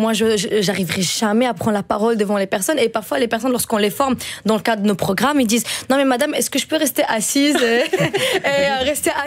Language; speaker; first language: French; non-native, fluent; Dutch